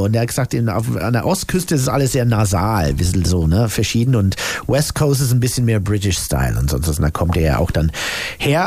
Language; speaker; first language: German; native; German